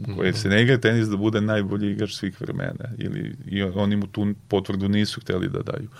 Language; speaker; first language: Serbian; native; Serbian